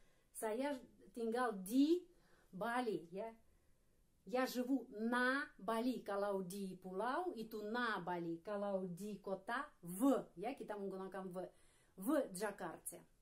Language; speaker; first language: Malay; non-native, fluent; Russian